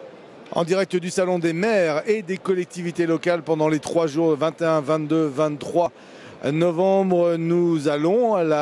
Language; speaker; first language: French; native; French